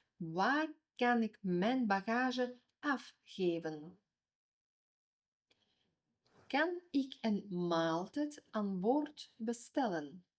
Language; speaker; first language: Dutch; non-native, fluent; Ukrainian